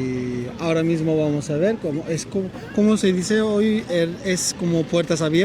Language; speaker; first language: Spanish; non-native, learner; Turkish